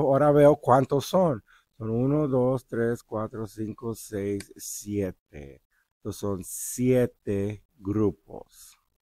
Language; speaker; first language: Spanish; early bilingual, heritage; Spanish